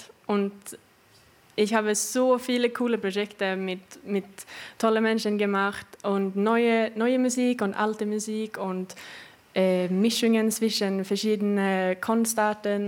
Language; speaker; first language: German; non-native, learner; Swedish